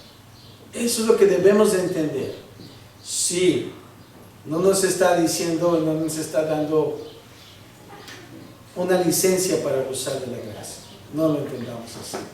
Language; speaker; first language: Spanish; early bilingual, heritage; Spanish